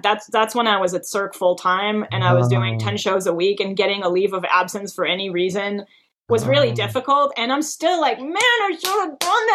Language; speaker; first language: English; non-native, fluent; Hebrew